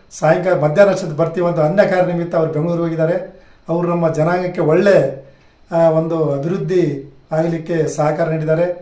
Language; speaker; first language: Kannada; non-native, local second language; Lambadi